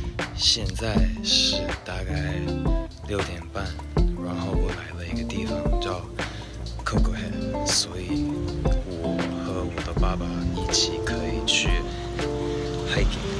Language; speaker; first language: Chinese; non-native, fluent; Japanese